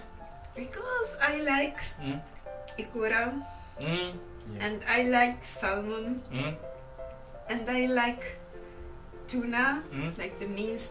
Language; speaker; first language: English; non-native, fluent; Italian